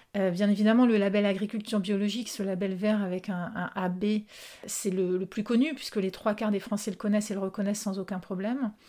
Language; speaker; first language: French; native; French